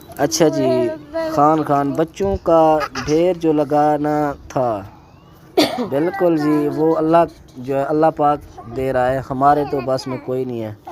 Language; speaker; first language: Urdu; non-native, local second language; Saraiki